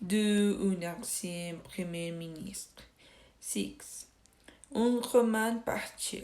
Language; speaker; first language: French; non-native, learner; Spanish